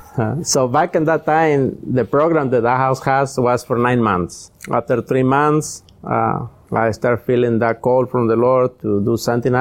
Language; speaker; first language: English; non-native, learner; Spanish